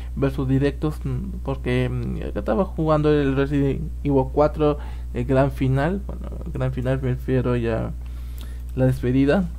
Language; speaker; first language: Spanish; native; Spanish